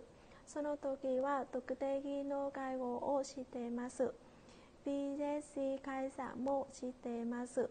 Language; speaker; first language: Japanese; non-native, learner; Vietnamese